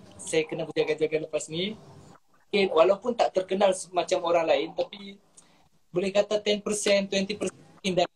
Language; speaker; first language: Malay; native; Malay